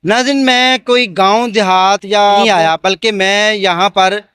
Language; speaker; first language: Urdu; non-native, local second language; Punjabi